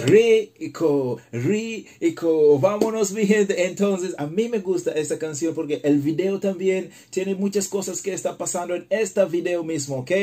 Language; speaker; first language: Spanish; non-native, learner; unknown